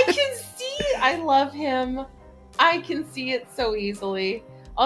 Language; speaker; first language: English; native; English